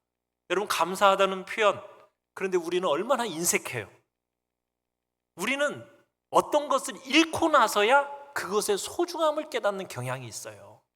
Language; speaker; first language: Korean; native; Korean